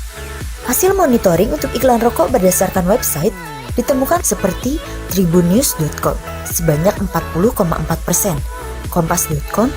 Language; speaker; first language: Indonesian; native; Indonesian